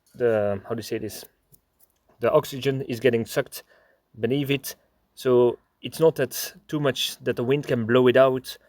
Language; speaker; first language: English; non-native, fluent; Dutch